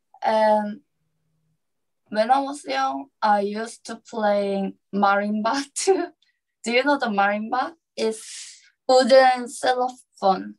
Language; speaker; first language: English; non-native, learner; Korean